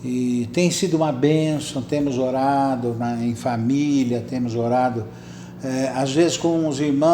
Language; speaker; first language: Portuguese; native; Portuguese